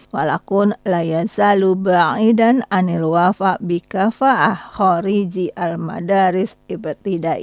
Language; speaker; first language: Arabic; non-native, fluent; Indonesian